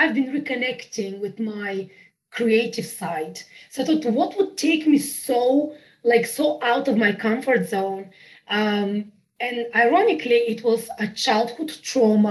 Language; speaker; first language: English; non-native, fluent; Bulgarian